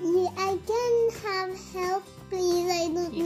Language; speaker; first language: English; non-native, learner; French